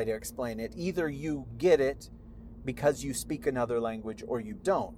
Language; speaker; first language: English; early bilingual, other home language; Spanish